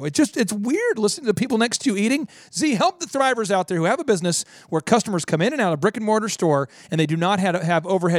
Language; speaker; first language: English; native; English